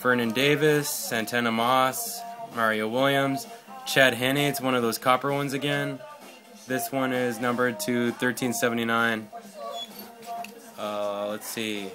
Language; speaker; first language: English; native; English